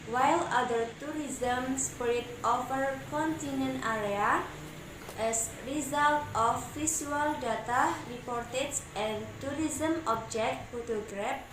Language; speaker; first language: English; non-native, learner; Indonesian